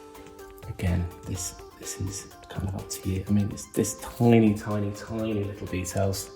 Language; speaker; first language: English; native; English